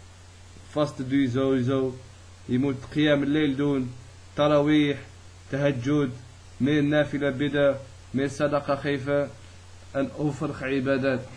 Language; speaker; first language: Dutch; early bilingual, other home language; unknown